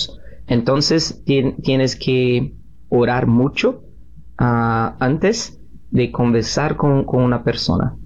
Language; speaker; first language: Spanish; non-native, learner; Portuguese